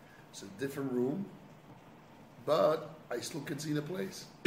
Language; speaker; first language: English; non-native, fluent; Hebrew